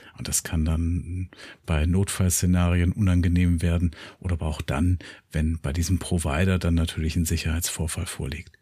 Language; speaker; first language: German; native; German